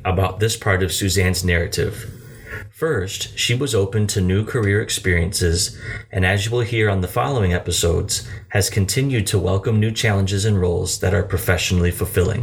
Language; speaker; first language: English; native; English